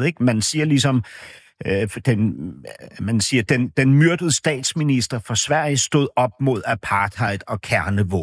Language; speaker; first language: Swedish; non-native, learner; Danish